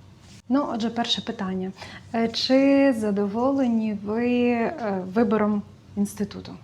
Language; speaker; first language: Ukrainian; native; Ukrainian